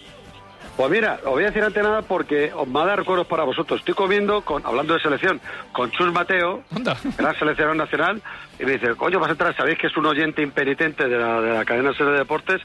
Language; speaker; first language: Spanish; native; Spanish